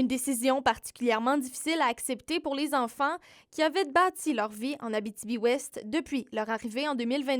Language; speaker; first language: French; native; French